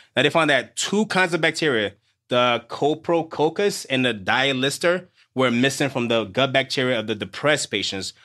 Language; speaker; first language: English; native; English